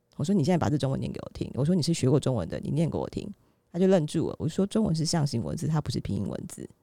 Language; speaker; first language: Chinese; native; Chinese